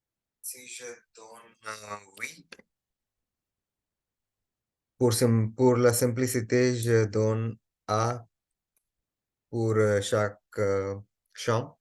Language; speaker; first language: French; non-native, learner; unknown